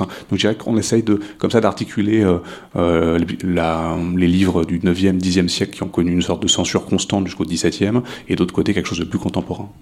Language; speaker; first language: French; native; French